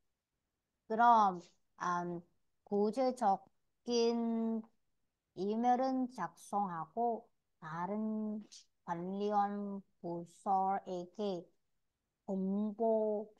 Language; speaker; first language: Korean; non-native, learner; Vietnamese